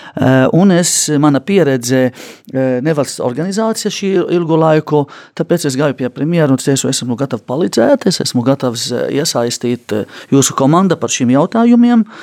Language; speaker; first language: Latvian; non-native, fluent; Arabic